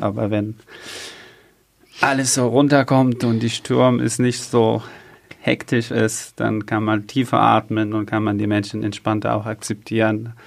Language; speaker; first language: German; non-native, fluent; Arabic